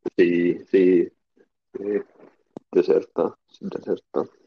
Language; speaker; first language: Spanish; non-native, learner; Finnish